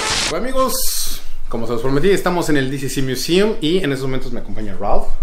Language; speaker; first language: Spanish; native; Spanish